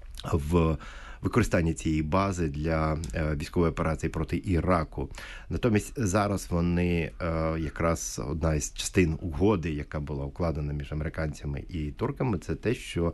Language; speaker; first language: Ukrainian; native; Ukrainian